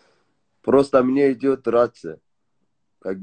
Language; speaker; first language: Russian; non-native, learner; Persian